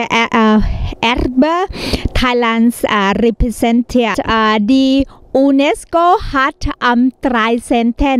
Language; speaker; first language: German; non-native, learner; Thai